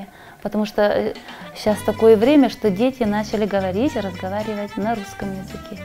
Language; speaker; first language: Russian; non-native, local second language; Yakut